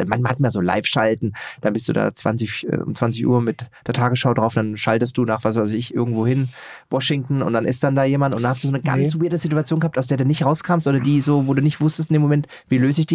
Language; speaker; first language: German; native; German